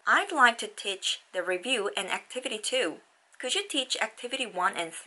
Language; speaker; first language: English; non-native, fluent; Korean